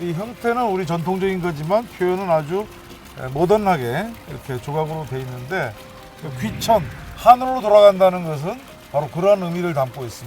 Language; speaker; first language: Korean; native; Korean